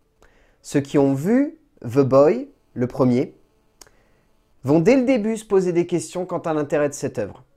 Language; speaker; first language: French; native; French